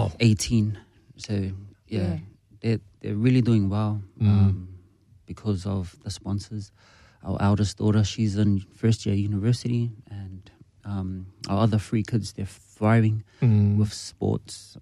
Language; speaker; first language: English; native; English